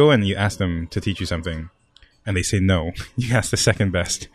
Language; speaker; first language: English; non-native, local second language; Cantonese